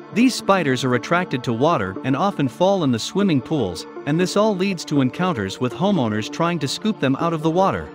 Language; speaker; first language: English; native; English